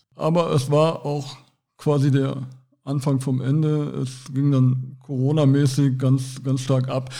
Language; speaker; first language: German; native; German